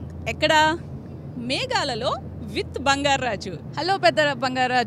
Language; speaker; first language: Telugu; native; Telugu